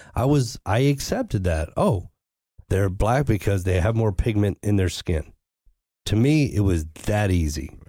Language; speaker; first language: English; native; English